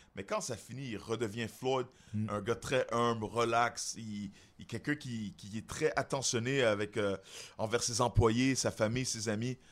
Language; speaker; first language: French; native; French